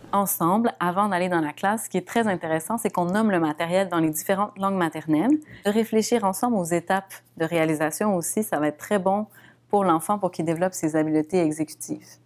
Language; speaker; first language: French; native; French